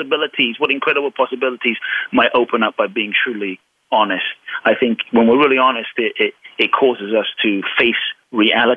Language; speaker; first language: English; native; English